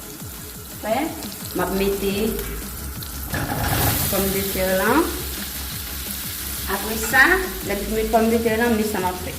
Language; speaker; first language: French; non-native, learner; Haitian Creole